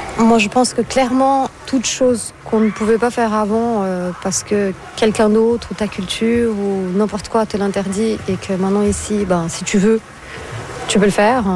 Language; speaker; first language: French; non-native, fluent; Portuguese